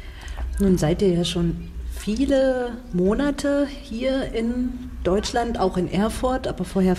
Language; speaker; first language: German; native; German